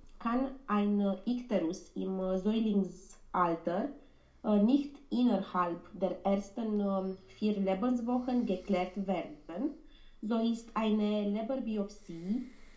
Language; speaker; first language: German; non-native, learner; Romanian